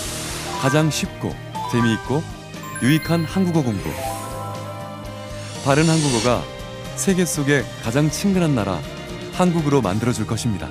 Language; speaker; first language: Korean; native; Korean